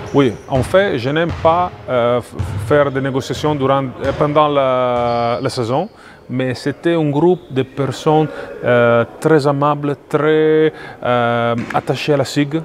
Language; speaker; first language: French; non-native, fluent; Italian